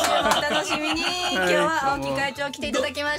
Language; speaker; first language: Japanese; native; Japanese